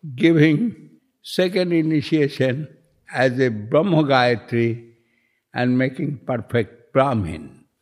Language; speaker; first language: English; non-native, local second language; Bangla